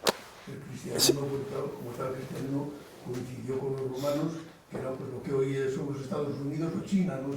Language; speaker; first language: Spanish; native; Spanish